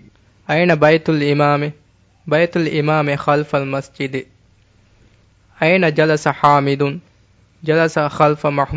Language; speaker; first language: Arabic; non-native, learner; Divehi